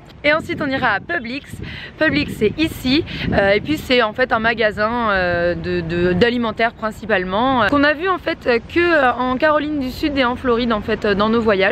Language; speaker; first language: French; native; French